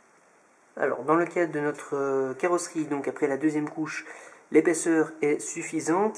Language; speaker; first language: French; native; French